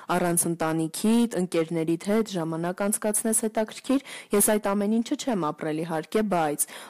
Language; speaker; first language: Armenian; early bilingual, heritage; Armenian